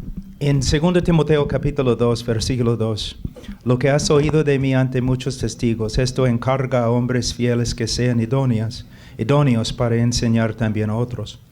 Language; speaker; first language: Spanish; non-native, fluent; English